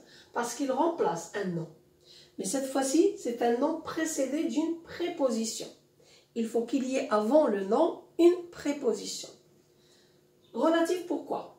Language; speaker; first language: French; non-native, local second language; Arabic